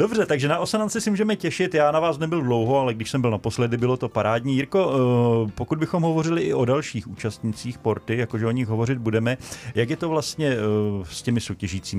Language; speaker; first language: Czech; native; Czech